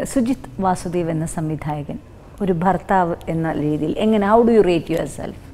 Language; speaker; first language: Malayalam; native; Malayalam